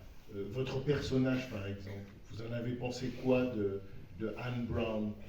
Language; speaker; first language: French; native; French